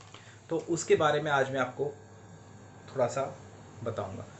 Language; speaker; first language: Hindi; native; Hindi